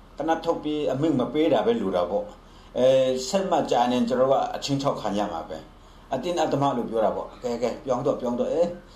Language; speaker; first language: Burmese; non-native, local second language; Kachin